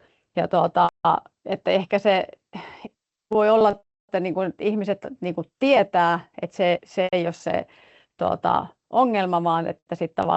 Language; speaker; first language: Finnish; native; Finnish